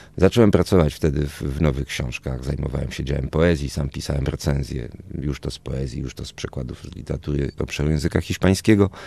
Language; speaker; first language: Polish; early bilingual, other home language; Spanish